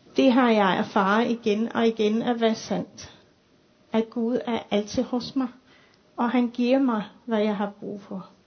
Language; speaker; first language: Danish; non-native, fluent; English